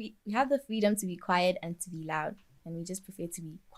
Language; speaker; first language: English; non-native, local second language; Swati